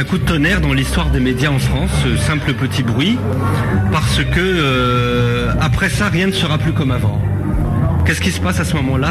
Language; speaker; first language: French; native; French